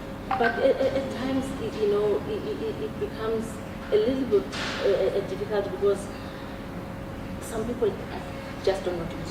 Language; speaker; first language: English; non-native, local second language; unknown